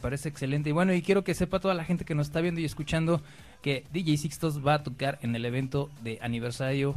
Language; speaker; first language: Spanish; native; Spanish